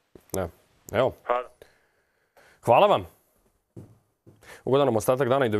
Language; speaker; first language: Serbian; native; Serbian